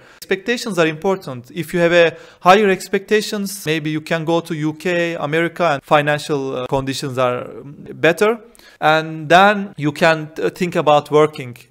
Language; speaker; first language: English; non-native, fluent; Turkish